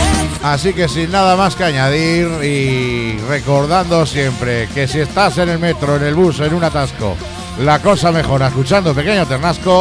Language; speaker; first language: Spanish; native; Spanish